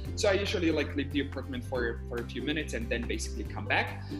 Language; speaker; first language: English; non-native, fluent; Slovak